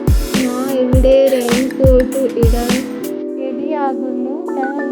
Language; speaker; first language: Malayalam; non-native, learner; Kannada